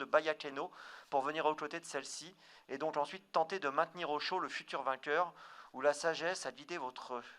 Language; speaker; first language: French; native; French